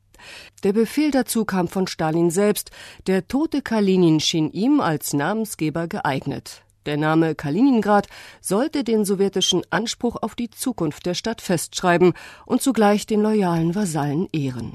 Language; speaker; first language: German; native; German